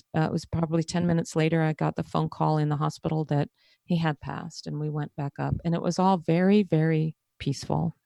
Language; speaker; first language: English; native; English